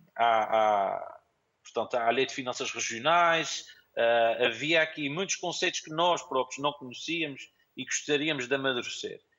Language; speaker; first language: Portuguese; native; Portuguese